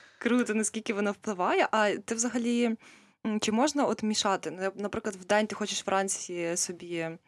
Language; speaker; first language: Ukrainian; native; Ukrainian